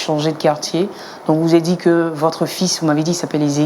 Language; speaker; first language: French; native; French